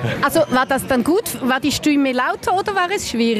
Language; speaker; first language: German; native; German